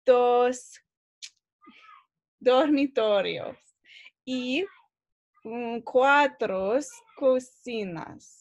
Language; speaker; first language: Spanish; non-native, learner; English